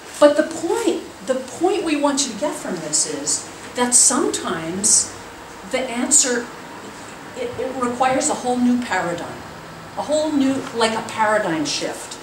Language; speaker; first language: English; native; English